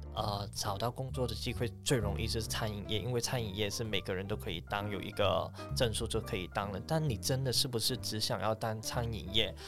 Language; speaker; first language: Chinese; non-native, fluent; Cantonese